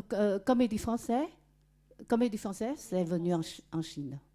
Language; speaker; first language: French; non-native, fluent; Chinese